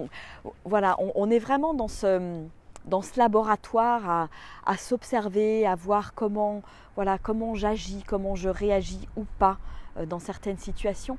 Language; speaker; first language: French; native; French